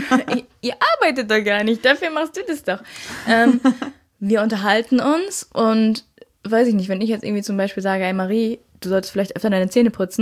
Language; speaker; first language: German; native; German